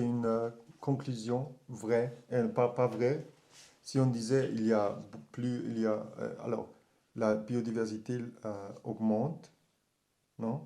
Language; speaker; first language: French; non-native, learner; German